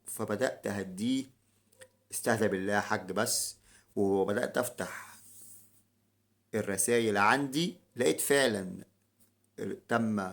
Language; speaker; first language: Arabic; native; Arabic